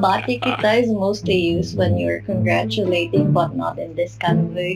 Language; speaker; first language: English; non-native, local second language; Filipino